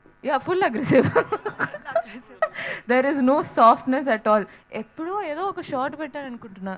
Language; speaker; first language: Telugu; non-native, learner; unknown